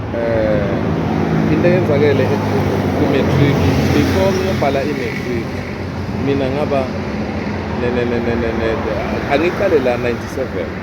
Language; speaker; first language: Zulu; native; Zulu